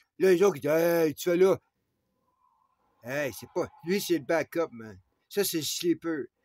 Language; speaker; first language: French; native; French